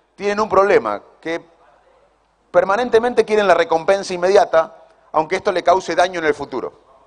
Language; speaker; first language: Spanish; native; Spanish